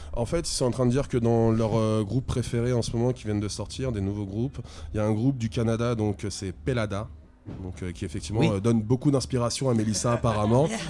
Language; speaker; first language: French; native; French